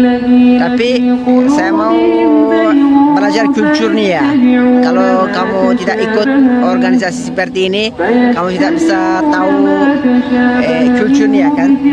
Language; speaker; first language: Indonesian; non-native, learner; Turkish